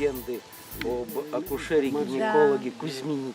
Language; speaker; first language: Russian; native; Russian